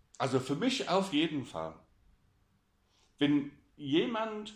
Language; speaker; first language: German; non-native, fluent; English